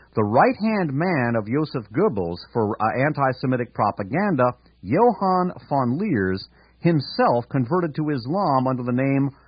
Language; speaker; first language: English; native; English